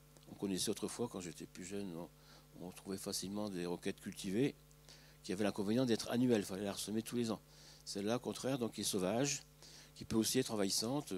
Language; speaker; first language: French; native; French